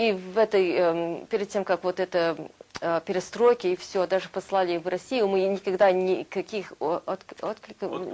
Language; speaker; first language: Russian; early bilingual, heritage; Russian